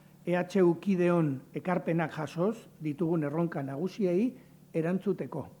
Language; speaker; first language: Basque; native; Basque